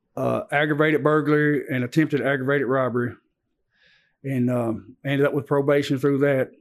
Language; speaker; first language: English; native; English